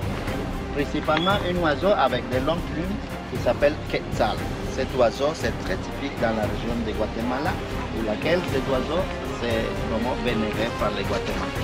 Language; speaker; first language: French; non-native, fluent; Spanish